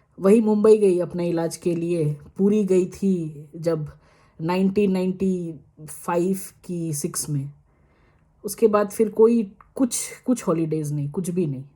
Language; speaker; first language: Hindi; native; Hindi